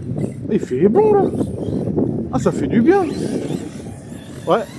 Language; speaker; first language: French; native; French